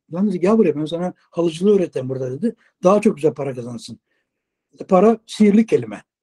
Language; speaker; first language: Turkish; native; Turkish